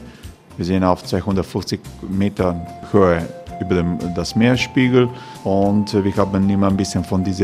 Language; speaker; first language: German; non-native, fluent; Croatian